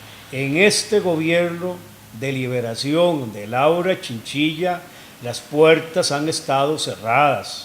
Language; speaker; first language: Spanish; native; Spanish